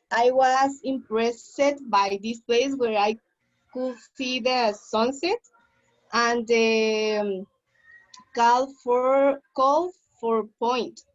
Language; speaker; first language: English; non-native, learner; Spanish